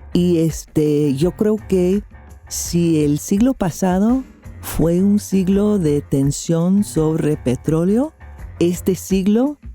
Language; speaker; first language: Spanish; non-native, fluent; English